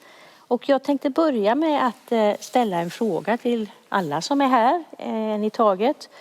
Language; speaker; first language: Swedish; native; Swedish